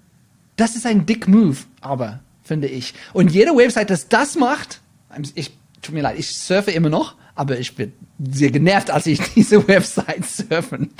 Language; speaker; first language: German; non-native, fluent; English